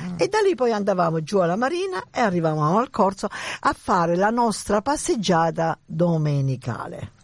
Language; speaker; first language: Italian; native; Italian